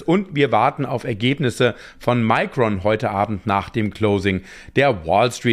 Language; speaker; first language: German; native; German